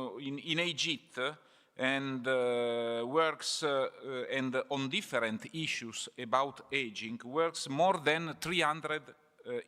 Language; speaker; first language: English; non-native, fluent; Italian